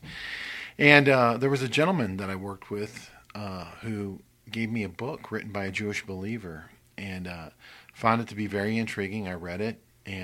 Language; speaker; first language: English; native; English